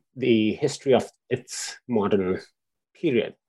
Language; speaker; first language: English; non-native, local second language; Urdu